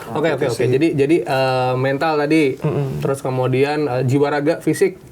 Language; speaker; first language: Indonesian; native; Indonesian